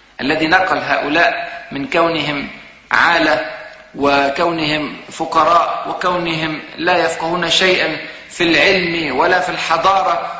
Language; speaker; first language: Arabic; native; Arabic